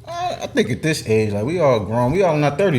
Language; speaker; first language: English; native; English